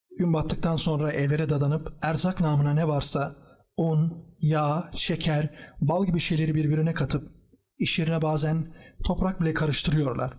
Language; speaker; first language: Turkish; native; Turkish